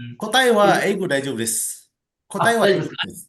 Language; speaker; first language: Japanese; non-native, learner; Indonesian